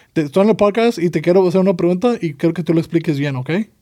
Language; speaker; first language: Spanish; early bilingual, heritage; Spanish